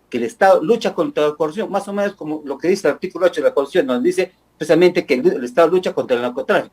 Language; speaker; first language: Spanish; native; Spanish